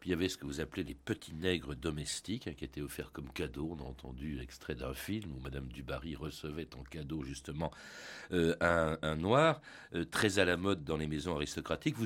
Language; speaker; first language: French; native; French